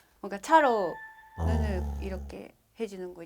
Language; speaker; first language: Korean; non-native, learner; Japanese